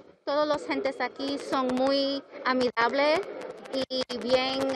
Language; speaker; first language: Spanish; non-native, learner; English